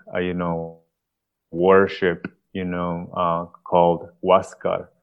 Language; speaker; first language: English; non-native, fluent; Spanish